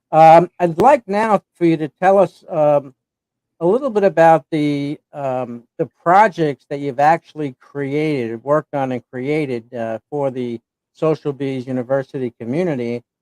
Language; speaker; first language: English; native; English